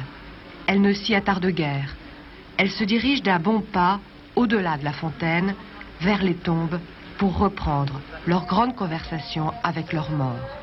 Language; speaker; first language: French; native; French